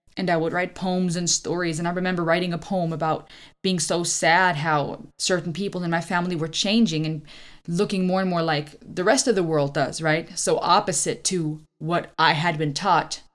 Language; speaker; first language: English; early bilingual, other home language; German